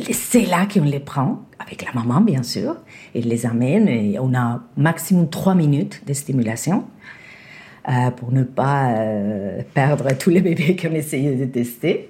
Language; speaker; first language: French; non-native, fluent; Spanish